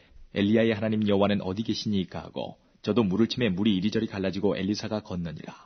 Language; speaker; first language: Korean; native; Korean